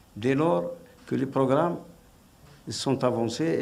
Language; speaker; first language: French; non-native, local second language; Arabic